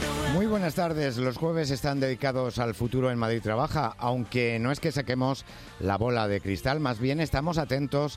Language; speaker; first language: Spanish; native; Spanish